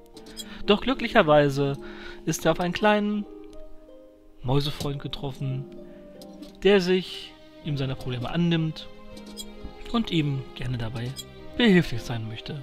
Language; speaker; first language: German; native; German